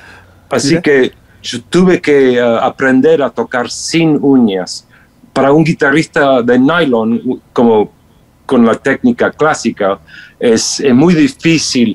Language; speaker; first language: Spanish; non-native, fluent; English